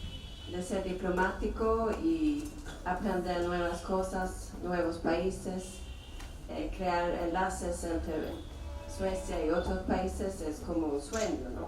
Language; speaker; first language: Spanish; non-native, fluent; Swedish